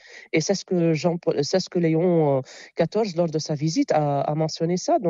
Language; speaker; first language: French; non-native, local second language; Arabic